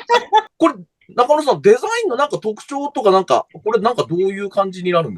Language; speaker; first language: Japanese; native; Japanese